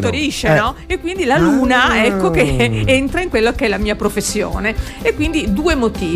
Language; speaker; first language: Italian; native; Italian